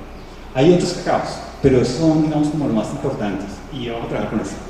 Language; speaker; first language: Spanish; native; Spanish